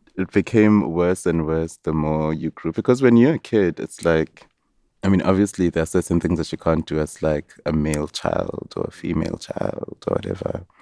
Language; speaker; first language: English; non-native, local second language; Zulu